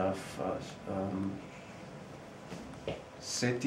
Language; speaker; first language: Spanish; non-native, learner; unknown